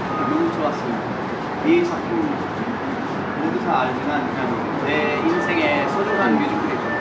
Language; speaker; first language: Korean; early bilingual, heritage; English